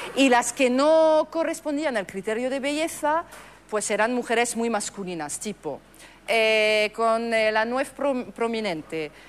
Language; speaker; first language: Spanish; non-native, fluent; French